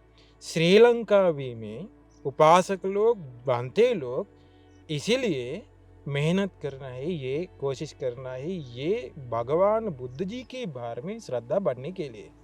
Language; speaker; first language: Hindi; non-native, learner; Sinhala